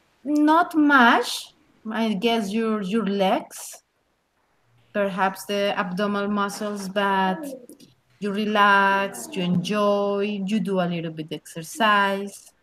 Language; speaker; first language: English; non-native, learner; Spanish